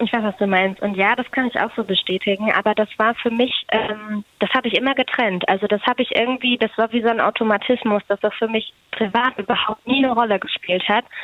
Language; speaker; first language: German; native; German